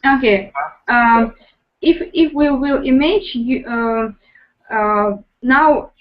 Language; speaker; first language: English; non-native, learner; Russian